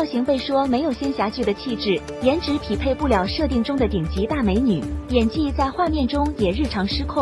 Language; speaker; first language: Chinese; native; Chinese